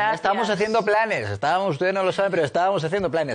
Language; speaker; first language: Spanish; native; Spanish